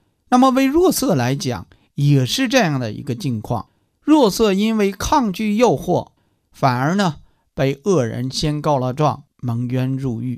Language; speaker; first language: Chinese; native; Chinese